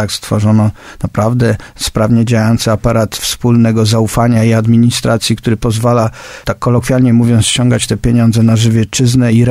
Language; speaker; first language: Polish; native; Polish